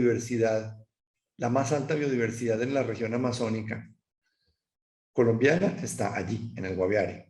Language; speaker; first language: Spanish; native; Spanish